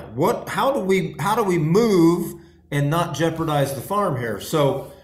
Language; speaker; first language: English; native; English